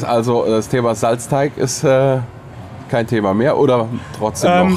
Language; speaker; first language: German; native; German